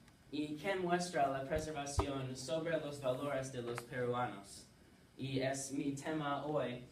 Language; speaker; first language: Spanish; non-native, learner; English